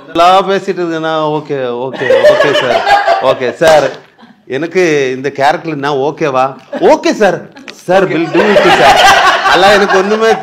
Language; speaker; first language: Tamil; non-native, learner; Malayalam